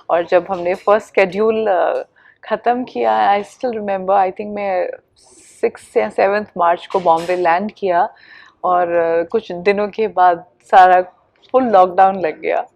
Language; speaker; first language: Hindi; non-native, local second language; Punjabi